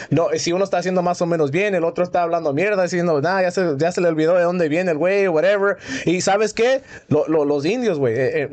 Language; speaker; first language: Spanish; early bilingual, heritage; Spanish